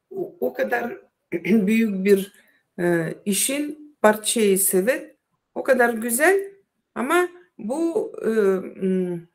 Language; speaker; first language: Turkish; non-native, learner; Russian